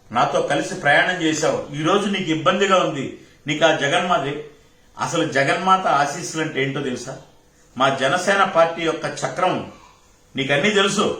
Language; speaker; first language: Telugu; native; Telugu